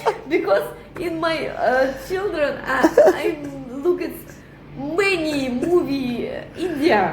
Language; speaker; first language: English; non-native, learner; Russian